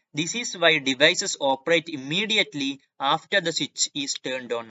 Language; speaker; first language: English; non-native, local second language; Malayalam